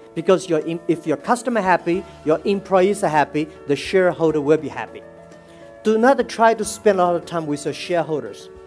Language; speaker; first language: English; non-native, fluent; Chinese